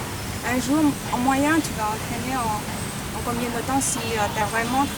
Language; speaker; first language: French; non-native, learner; Vietnamese